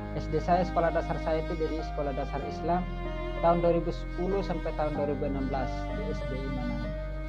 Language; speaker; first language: Indonesian; non-native, local second language; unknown